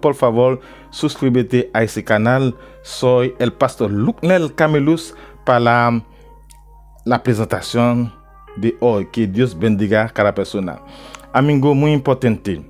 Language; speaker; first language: Spanish; non-native, learner; Haitian Creole